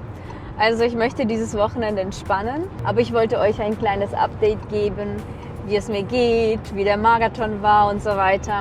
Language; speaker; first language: German; non-native, fluent; Russian